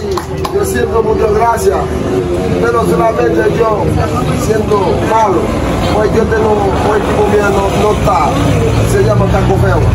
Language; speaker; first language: Spanish; non-native, learner; Haitian Creole